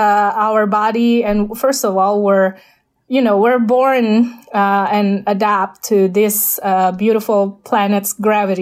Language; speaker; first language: English; non-native, fluent; Indonesian